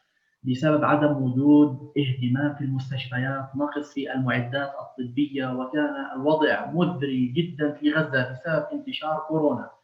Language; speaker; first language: Arabic; native; Arabic